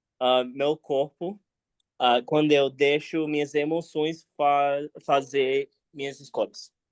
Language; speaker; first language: Portuguese; non-native, fluent; English